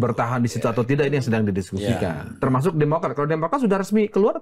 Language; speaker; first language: Indonesian; native; Indonesian